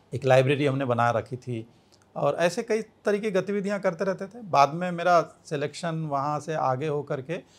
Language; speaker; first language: Hindi; native; Hindi